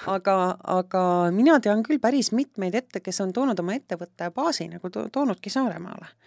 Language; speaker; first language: Estonian; native; Estonian